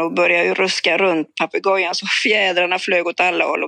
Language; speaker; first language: Swedish; native; Swedish